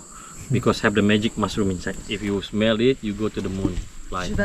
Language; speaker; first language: English; non-native, local second language; Malay